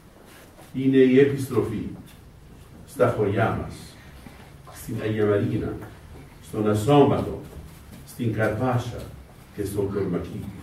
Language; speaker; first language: Greek; non-native, fluent; Arabic